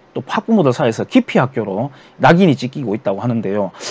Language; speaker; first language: Korean; native; Korean